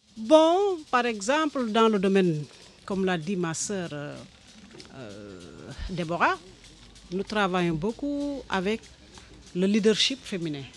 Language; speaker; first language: French; non-native, local second language; Wolof